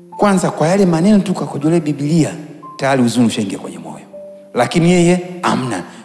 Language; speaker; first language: Swahili; native; Swahili